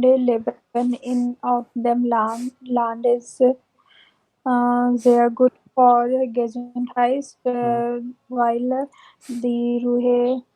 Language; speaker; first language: German; non-native, learner; Hindi